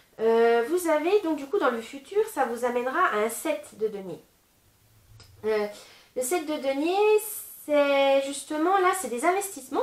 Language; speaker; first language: French; native; French